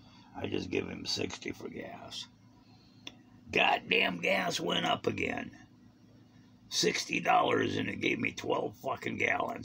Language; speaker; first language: English; native; English